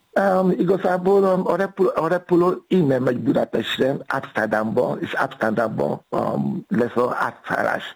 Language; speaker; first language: Hungarian; non-native, fluent; Yoruba